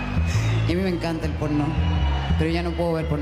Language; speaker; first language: Spanish; native; Spanish